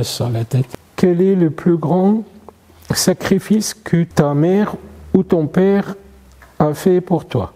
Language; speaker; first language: French; non-native, fluent; Arabic